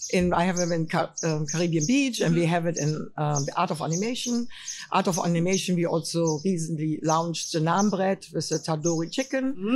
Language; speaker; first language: English; non-native, fluent; German